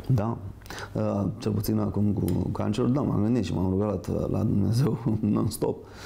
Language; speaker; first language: Romanian; native; Romanian